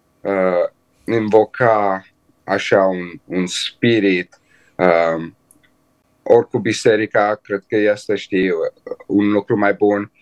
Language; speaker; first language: Romanian; early bilingual, heritage; Romanian